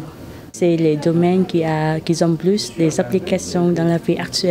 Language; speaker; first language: French; non-native, fluent; Vietnamese